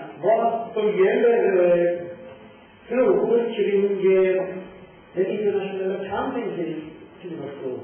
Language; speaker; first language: Swedish; non-native, fluent; Persian